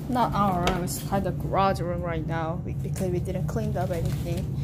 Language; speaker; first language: English; non-native, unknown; Korean